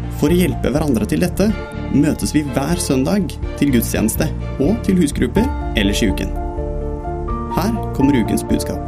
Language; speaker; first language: Norwegian; native; Norwegian